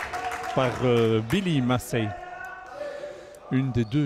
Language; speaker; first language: French; native; French